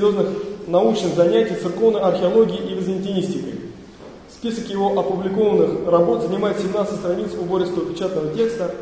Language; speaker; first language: Russian; native; Russian